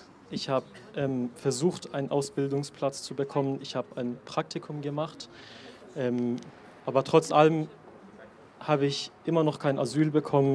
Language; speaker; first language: German; non-native, fluent; Persian